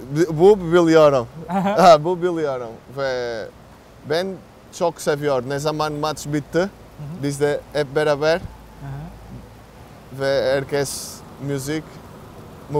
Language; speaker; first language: Turkish; non-native, learner; Portuguese